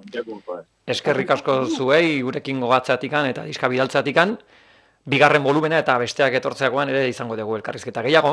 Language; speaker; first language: Basque; native; Basque